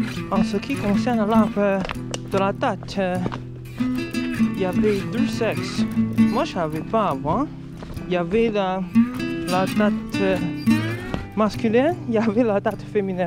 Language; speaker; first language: French; early bilingual, other home language; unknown